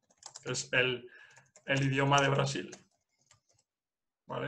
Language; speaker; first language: Spanish; non-native, fluent; English